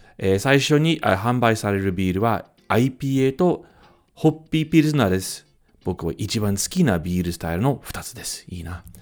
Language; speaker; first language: Japanese; non-native, fluent; English